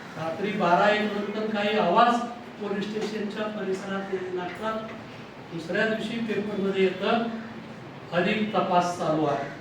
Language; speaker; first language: Marathi; non-native, local second language; Kannada